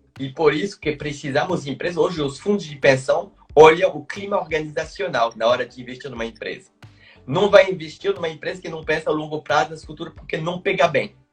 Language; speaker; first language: Portuguese; non-native, fluent; French